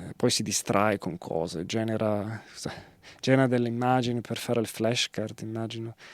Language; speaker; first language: Italian; native; Italian